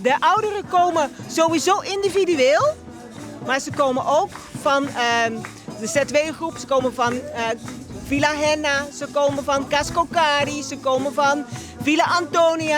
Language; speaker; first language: Dutch; non-native, local second language; Papiamento